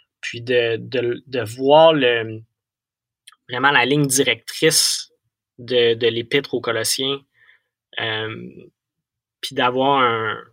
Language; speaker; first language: French; native; French